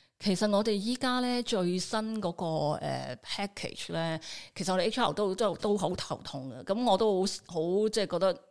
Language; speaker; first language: Cantonese; native; Cantonese